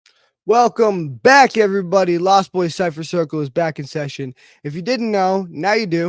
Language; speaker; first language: English; native; English